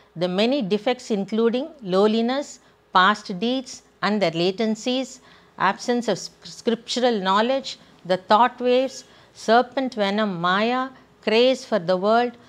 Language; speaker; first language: English; non-native, local second language; Tamil